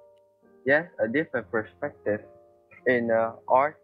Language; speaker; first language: English; non-native, learner; Vietnamese